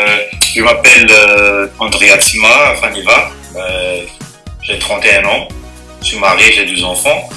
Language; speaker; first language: French; non-native, local second language; Malagasy